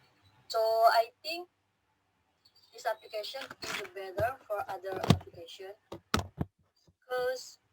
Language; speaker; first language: English; non-native, learner; Indonesian